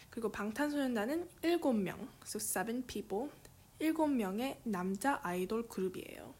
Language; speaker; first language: Korean; early bilingual, heritage; English